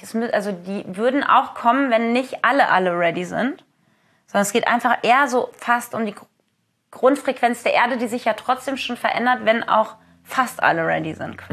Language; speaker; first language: German; native; German